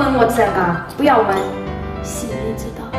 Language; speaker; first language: Chinese; non-native, learner; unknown